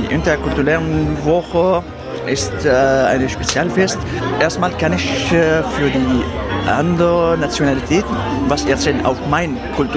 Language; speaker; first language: German; non-native, fluent; Arabic